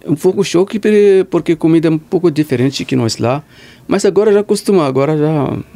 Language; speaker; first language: Portuguese; non-native, learner; Arabic